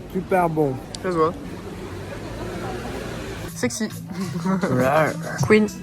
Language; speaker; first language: French; native; French